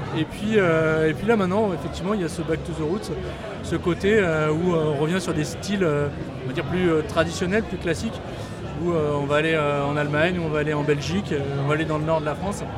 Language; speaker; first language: French; native; French